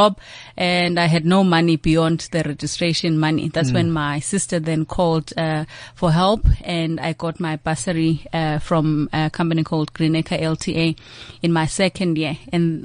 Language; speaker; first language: English; non-native, local second language; Xhosa